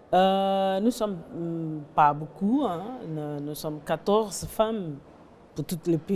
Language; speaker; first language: French; non-native, learner; Portuguese